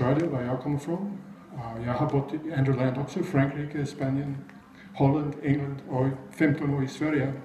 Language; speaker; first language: Swedish; non-native, fluent; English